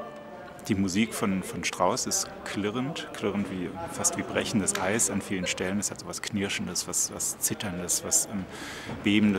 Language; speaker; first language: German; native; German